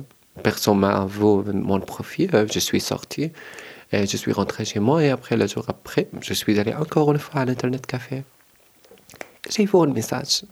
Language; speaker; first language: French; non-native, learner; Arabic